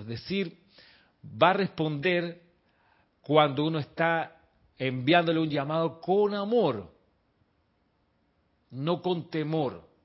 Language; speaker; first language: Spanish; native; Spanish